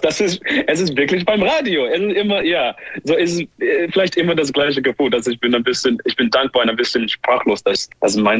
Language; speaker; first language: German; non-native, learner; English